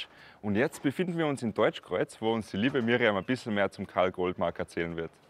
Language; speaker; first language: German; native; German